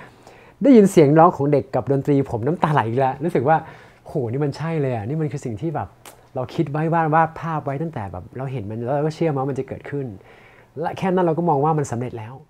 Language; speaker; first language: Thai; native; Thai